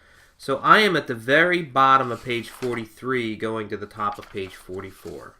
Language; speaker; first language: English; native; English